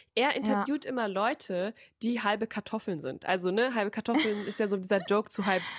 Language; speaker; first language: German; native; German